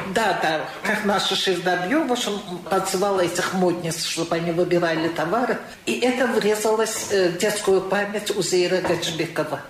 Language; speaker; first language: Russian; non-native, local second language; Azerbaijani